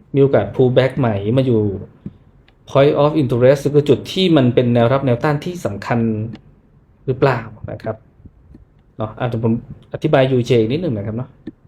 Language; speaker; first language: Thai; native; Thai